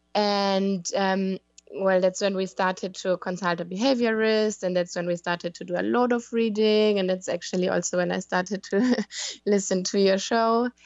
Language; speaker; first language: English; non-native, fluent; German